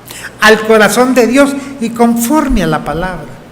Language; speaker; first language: Spanish; native; Spanish